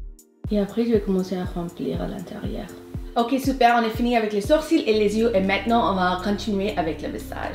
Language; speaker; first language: French; non-native, fluent; Hindi